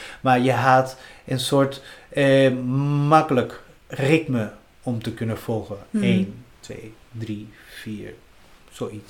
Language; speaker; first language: Dutch; non-native, fluent; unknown